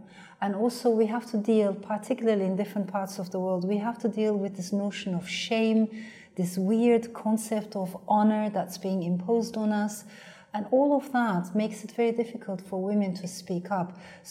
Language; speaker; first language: English; non-native, fluent; Turkish